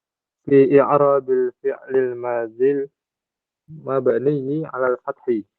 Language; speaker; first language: Arabic; non-native, learner; Indonesian